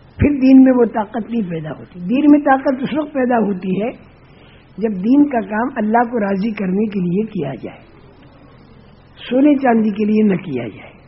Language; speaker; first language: Urdu; non-native, local second language; Gujarati